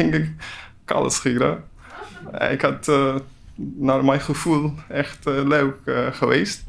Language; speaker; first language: Dutch; non-native, learner; Persian